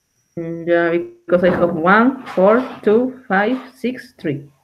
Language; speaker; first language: English; non-native, learner; Spanish